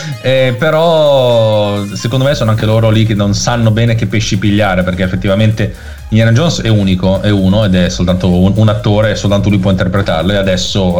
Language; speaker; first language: Italian; native; Italian